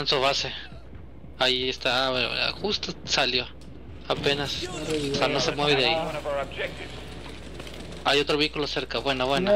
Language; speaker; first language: Spanish; native; Spanish